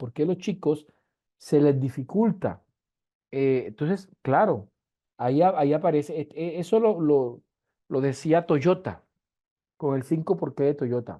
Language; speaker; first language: Spanish; native; Spanish